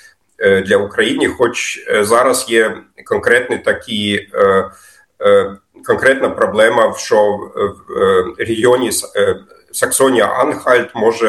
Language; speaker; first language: Ukrainian; non-native, fluent; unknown